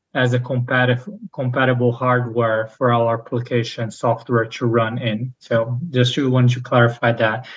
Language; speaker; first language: English; non-native, fluent; Portuguese